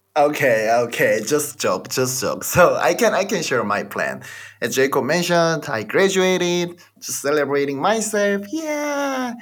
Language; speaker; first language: English; non-native, fluent; Korean